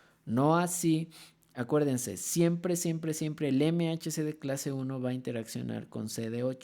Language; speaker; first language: Spanish; native; Spanish